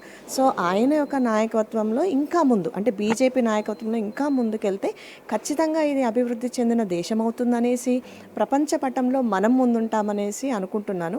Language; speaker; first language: Telugu; native; Telugu